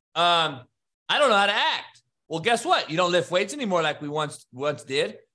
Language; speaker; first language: English; native; English